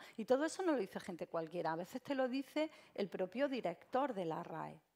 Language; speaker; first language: Spanish; native; Spanish